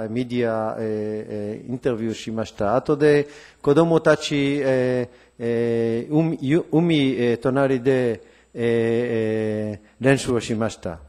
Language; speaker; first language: Japanese; non-native, learner; Hebrew